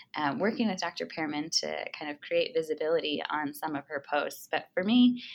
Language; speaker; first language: English; native; English